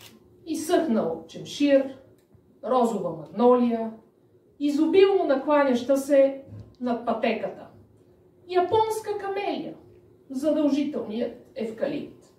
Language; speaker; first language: Bulgarian; native; Bulgarian